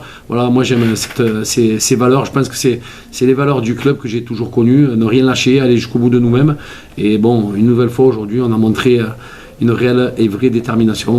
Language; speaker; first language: French; native; French